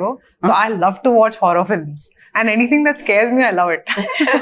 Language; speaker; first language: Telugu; non-native, fluent; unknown